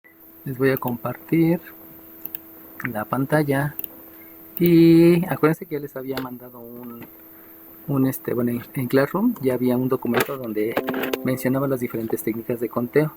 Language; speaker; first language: Spanish; native; Spanish